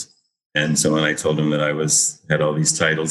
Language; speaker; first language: English; native; English